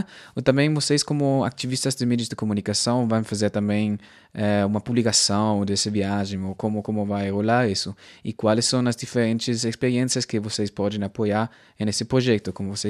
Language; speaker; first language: Portuguese; non-native, fluent; German